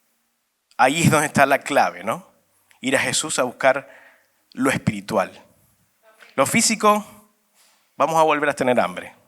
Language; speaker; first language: Spanish; native; Spanish